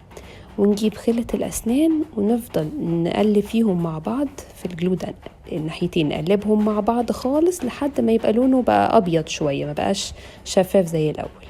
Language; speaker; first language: Arabic; native; Arabic